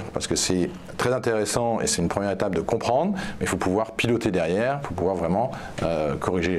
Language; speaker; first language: French; native; French